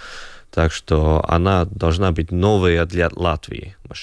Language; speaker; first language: Russian; non-native, local second language; Latvian